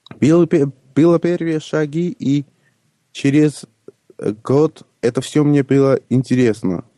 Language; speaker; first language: Russian; non-native, local second language; Armenian